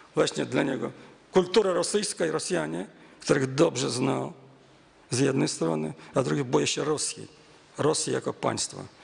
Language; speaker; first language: Polish; non-native, fluent; Russian